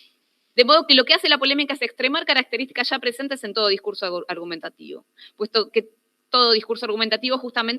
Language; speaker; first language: Spanish; native; Spanish